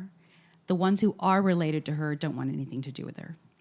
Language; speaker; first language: English; native; English